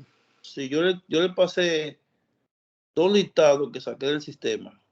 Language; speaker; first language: Spanish; native; Spanish